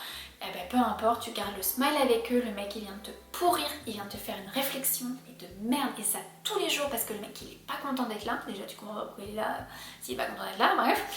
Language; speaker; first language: French; native; French